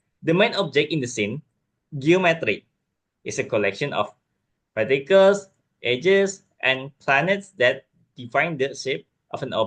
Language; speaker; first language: English; non-native, learner; Indonesian